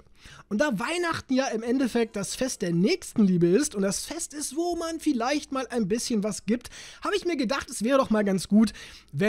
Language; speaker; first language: German; native; German